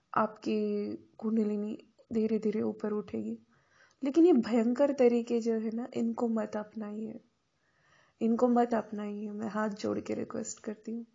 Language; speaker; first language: Hindi; non-native, local second language; Marathi